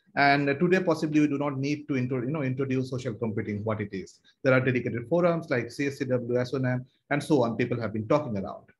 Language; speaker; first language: English; non-native, local second language; Bangla